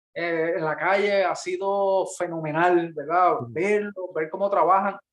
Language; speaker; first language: Spanish; native; Spanish